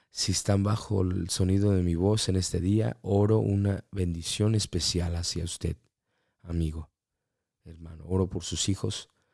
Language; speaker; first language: Spanish; early bilingual, heritage; Spanish